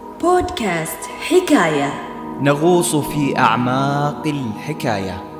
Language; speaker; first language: Arabic; native; Arabic